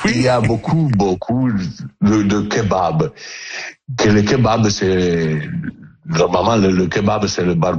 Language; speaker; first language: French; non-native, learner; Italian